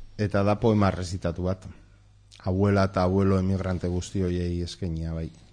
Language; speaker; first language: Basque; non-native, local second language; Spanish